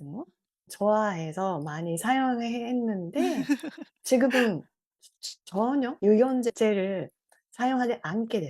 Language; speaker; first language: Korean; non-native, fluent; Japanese